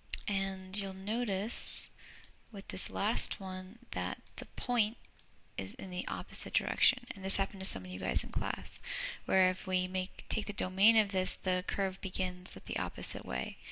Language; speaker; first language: English; native; English